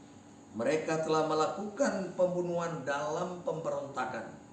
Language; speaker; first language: Indonesian; native; Indonesian